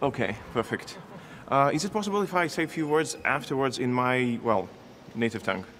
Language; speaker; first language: English; non-native, fluent; Lithuanian